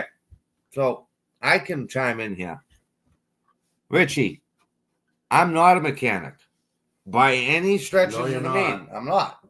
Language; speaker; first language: English; native; English